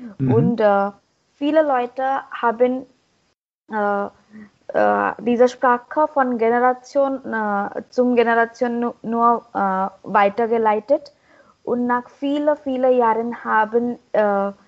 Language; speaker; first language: German; non-native, learner; Marathi